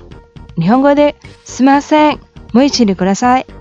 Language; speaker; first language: Japanese; non-native, fluent; Indonesian